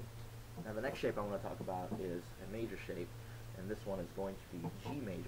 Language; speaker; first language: English; native; English